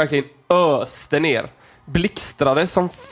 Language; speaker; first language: Swedish; native; Swedish